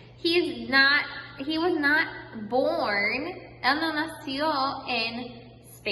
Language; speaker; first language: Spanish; non-native, fluent; English